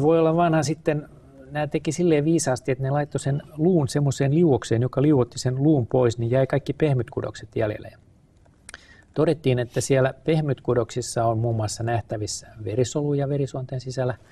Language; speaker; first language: Finnish; native; Finnish